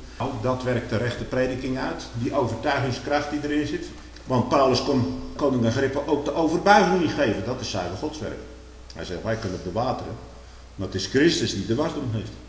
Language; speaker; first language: Dutch; native; Dutch